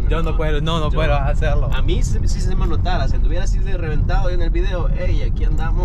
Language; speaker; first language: Spanish; native; Spanish